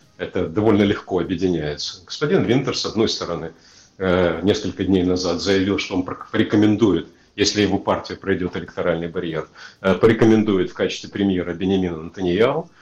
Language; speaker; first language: Russian; native; Russian